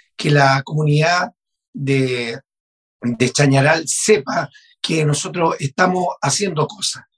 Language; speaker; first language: Spanish; native; Spanish